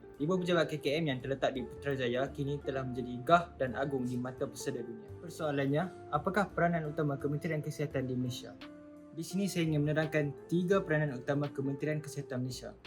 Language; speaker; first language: Malay; native; Malay